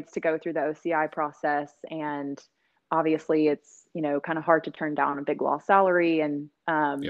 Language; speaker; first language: English; native; English